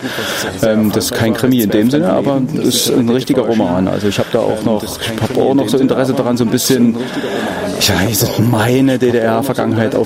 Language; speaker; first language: German; native; German